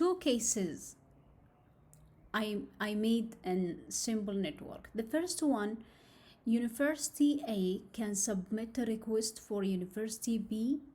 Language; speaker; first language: English; non-native, learner; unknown